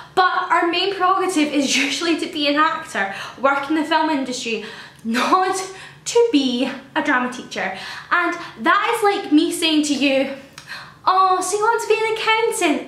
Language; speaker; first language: English; native; English